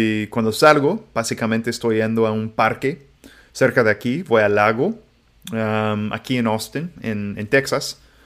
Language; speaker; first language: Spanish; non-native, fluent; English